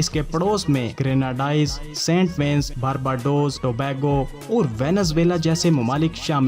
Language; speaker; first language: Urdu; native; Urdu